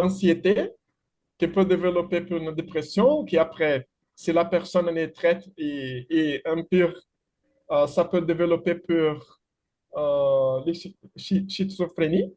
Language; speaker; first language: French; non-native, fluent; Portuguese